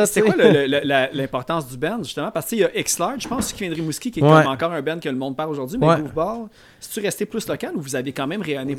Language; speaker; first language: French; native; French